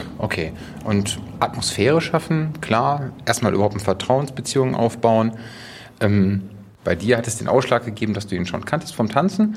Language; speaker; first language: German; native; German